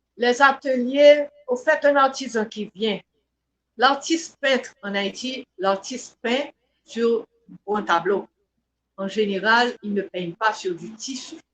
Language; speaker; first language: French; non-native, local second language; Haitian Creole